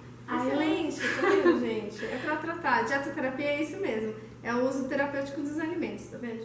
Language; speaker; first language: Portuguese; native; Portuguese